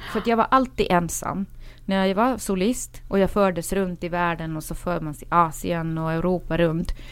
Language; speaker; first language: Swedish; native; Swedish